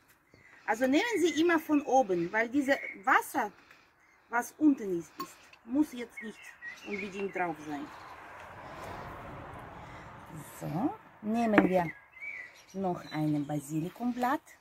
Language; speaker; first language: German; non-native, fluent; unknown